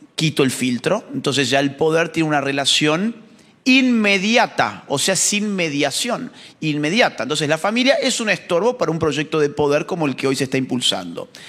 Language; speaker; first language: Spanish; native; Spanish